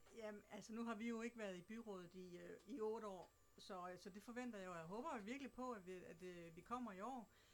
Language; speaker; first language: Danish; native; Danish